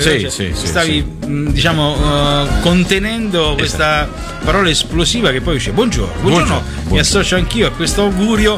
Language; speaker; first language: Italian; native; Italian